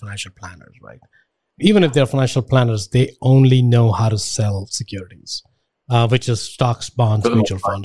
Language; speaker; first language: English; non-native, local second language; Hindi